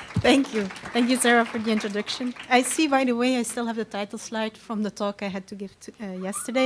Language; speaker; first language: English; non-native, fluent; Dutch